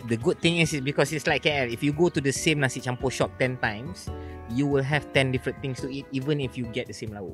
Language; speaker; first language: English; non-native, local second language; Malay